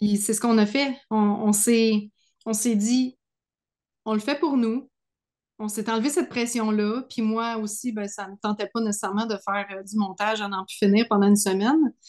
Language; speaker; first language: French; native; French